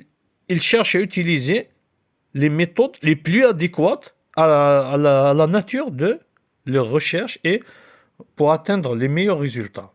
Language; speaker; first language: French; non-native, local second language; Kabyle